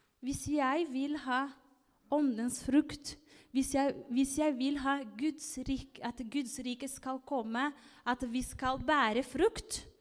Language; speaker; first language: Norwegian; non-native, fluent; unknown